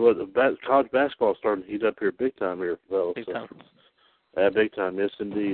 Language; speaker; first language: English; native; English